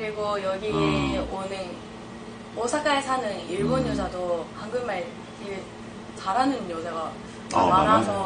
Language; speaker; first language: Korean; non-native, fluent; Japanese